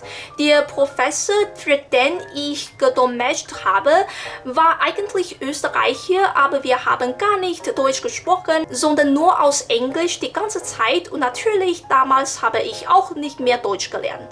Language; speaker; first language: German; non-native, learner; Chinese